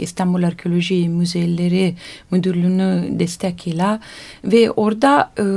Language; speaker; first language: Turkish; non-native, learner; Italian